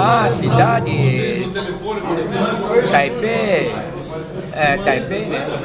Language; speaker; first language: Portuguese; non-native, learner; Chinese